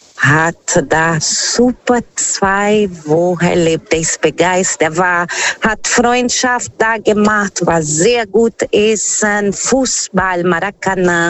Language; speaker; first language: German; non-native, learner; Portuguese